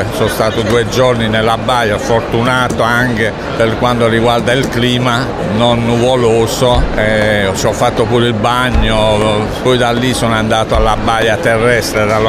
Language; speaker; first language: Italian; native; Italian